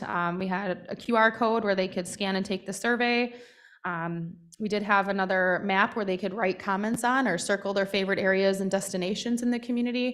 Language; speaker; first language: English; native; English